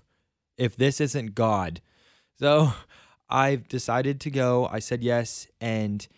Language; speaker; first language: English; native; English